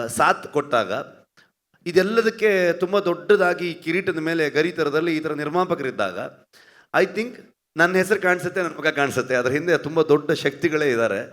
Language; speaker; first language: Kannada; native; Kannada